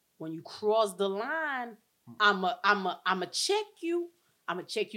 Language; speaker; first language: English; non-native, local second language; French